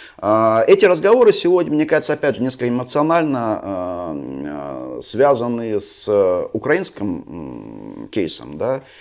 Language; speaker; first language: Russian; native; Russian